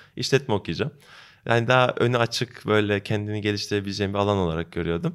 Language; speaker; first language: Turkish; early bilingual, heritage; Turkish